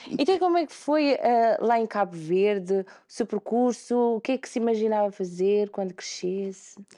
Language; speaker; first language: Portuguese; native; Portuguese